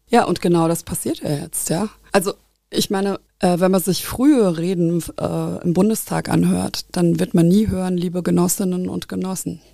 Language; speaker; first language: German; native; German